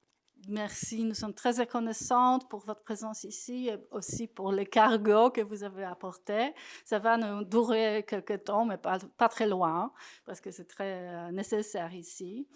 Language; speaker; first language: French; non-native, fluent; Polish